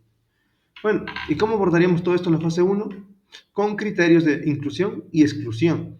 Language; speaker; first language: Spanish; native; Spanish